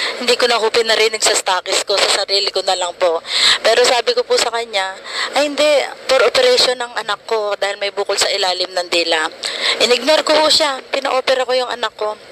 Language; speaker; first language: Filipino; native; Filipino